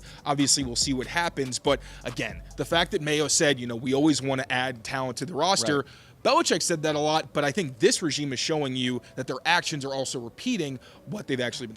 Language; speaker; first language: English; native; English